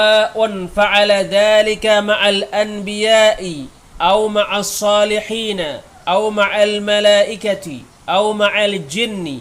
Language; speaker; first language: Arabic; non-native, fluent; Indonesian